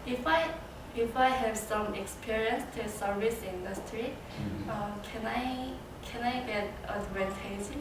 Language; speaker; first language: English; non-native, learner; Korean